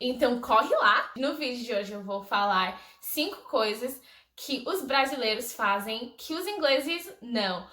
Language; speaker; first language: Portuguese; non-native, fluent; English